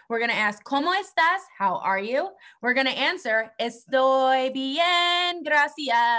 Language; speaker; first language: Spanish; non-native, fluent; English